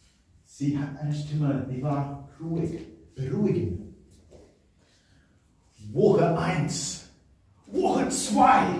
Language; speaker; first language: German; non-native, fluent; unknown